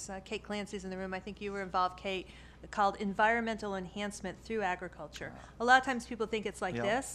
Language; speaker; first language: English; native; English